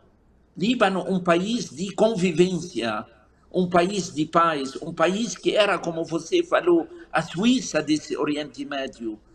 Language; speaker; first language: Portuguese; non-native, fluent; Arabic